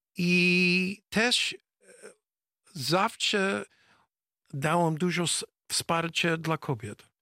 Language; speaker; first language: Polish; non-native, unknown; English